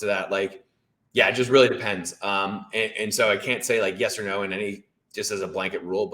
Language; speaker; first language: English; native; English